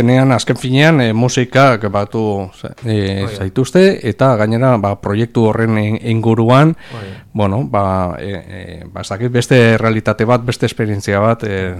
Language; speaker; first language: Basque; native; Basque